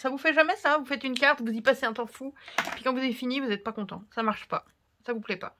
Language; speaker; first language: French; native; French